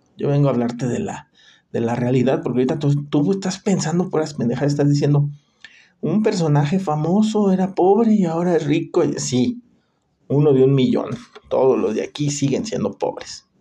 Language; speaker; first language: Spanish; native; Spanish